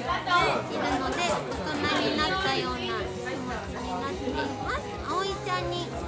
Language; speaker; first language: Japanese; native; Japanese